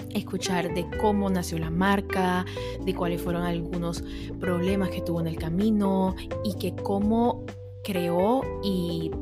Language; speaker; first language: English; non-native, fluent; Spanish